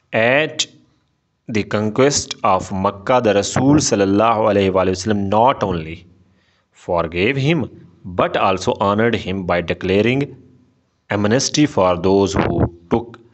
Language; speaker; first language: English; non-native, local second language; Urdu